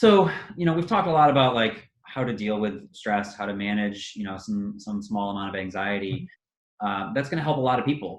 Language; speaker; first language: English; native; English